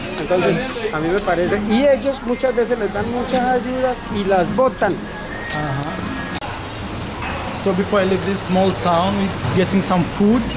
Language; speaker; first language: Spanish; non-native, learner; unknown